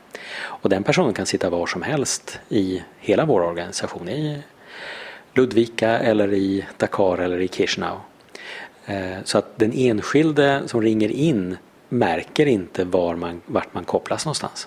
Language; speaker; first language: Swedish; native; Swedish